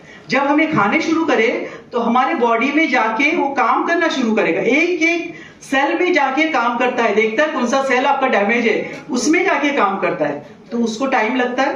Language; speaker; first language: Hindi; native; Hindi